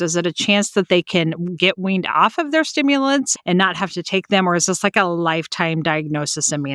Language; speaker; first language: English; native; English